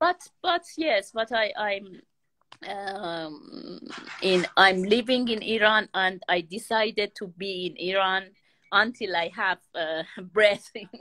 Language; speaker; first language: English; non-native, learner; Persian